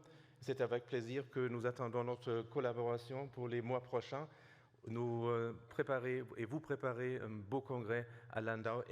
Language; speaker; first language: French; non-native, fluent; German